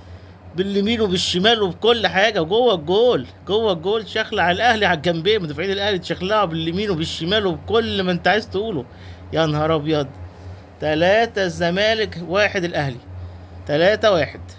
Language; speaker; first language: Arabic; native; Arabic